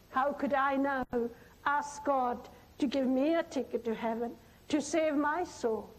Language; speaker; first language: English; non-native, local second language; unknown